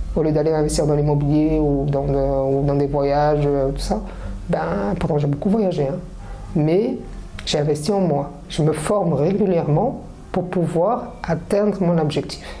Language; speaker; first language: French; early bilingual, other home language; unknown